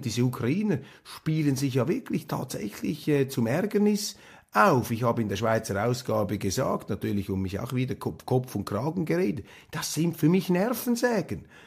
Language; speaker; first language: German; native; German